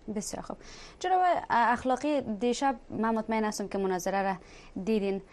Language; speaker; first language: Persian; native; Persian